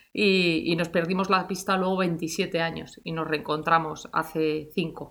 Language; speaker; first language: Spanish; native; Spanish